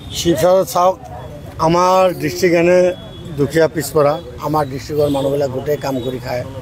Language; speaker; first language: Assamese; non-native, local second language; Bangla